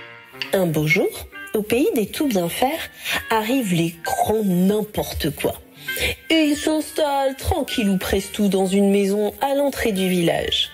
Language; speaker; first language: French; native; French